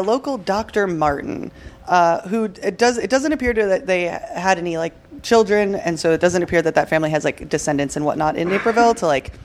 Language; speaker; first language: English; native; English